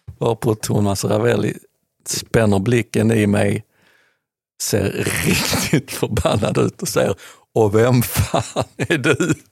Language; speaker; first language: Swedish; native; Swedish